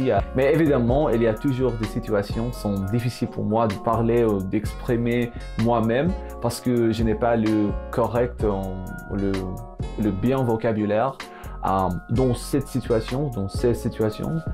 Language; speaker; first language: French; non-native, learner; English